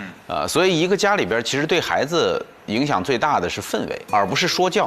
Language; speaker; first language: Chinese; native; Chinese